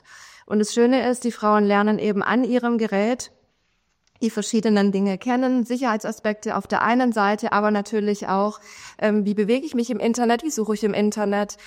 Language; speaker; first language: German; native; German